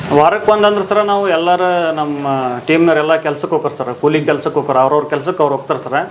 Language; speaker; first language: Kannada; native; Kannada